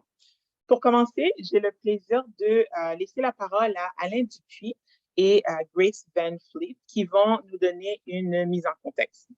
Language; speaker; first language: French; native; French